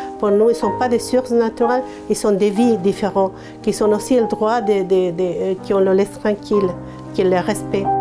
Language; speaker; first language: French; non-native, fluent; Spanish